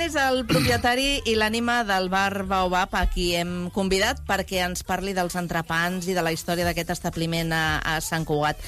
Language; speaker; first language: Catalan; native; Catalan